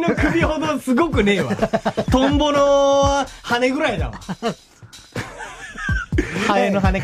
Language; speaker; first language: Japanese; native; Japanese